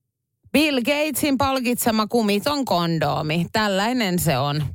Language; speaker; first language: Finnish; native; Finnish